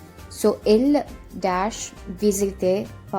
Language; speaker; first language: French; non-native, fluent; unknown